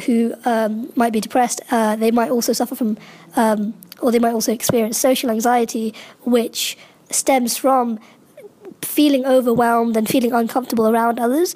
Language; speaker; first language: English; native; English